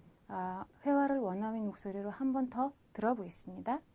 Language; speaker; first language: Korean; non-native, fluent; Mongolian